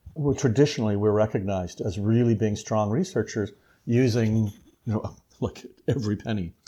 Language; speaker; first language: English; native; English